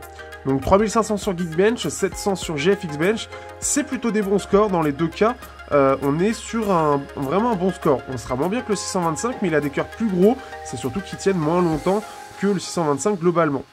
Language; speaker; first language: French; native; French